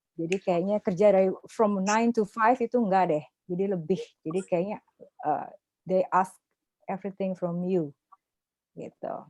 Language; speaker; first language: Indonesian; native; Indonesian